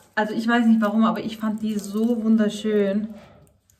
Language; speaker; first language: German; early bilingual, other home language; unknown